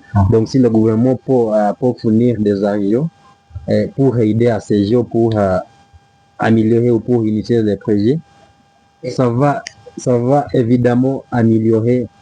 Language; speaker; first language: French; non-native, learner; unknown